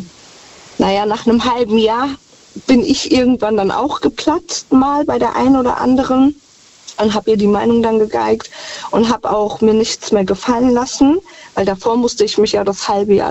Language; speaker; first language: German; native; German